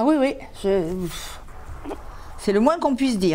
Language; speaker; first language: French; native; French